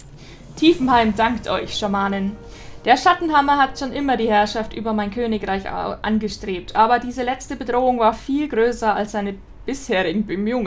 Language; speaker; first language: German; native; German